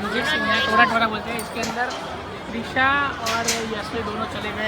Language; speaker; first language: Hindi; non-native, local second language; Gujarati